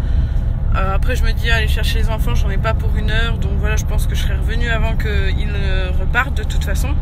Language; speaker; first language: French; native; French